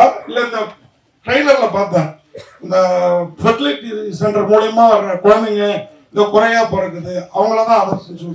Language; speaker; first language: Tamil; native; Tamil